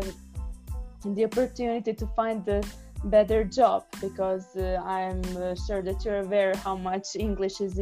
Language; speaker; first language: English; non-native, fluent; Croatian